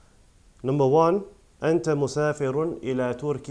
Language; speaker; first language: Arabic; non-native, fluent; English